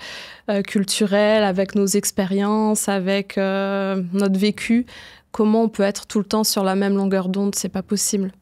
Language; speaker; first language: French; native; French